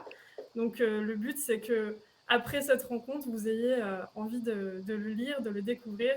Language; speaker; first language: French; native; French